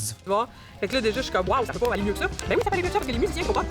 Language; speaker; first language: French; native; French